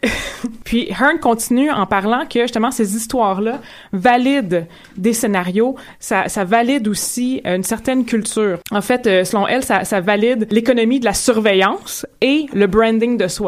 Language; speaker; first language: French; native; French